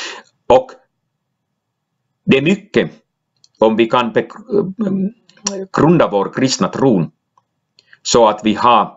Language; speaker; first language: Swedish; non-native, local second language; Finnish